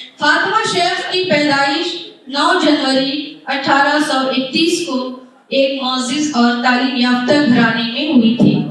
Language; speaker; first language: Urdu; native; Urdu